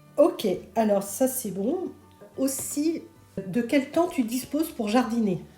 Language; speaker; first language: French; native; French